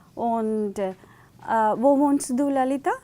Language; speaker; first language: German; non-native, fluent; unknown